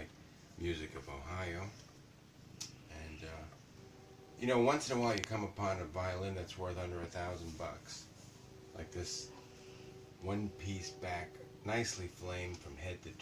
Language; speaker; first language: English; native; English